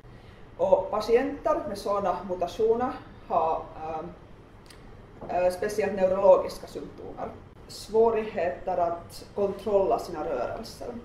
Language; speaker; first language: Swedish; non-native, local second language; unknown